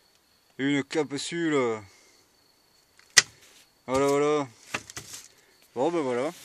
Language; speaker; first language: French; native; French